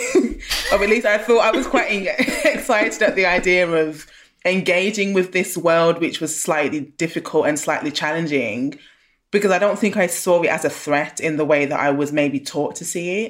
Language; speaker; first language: English; native; English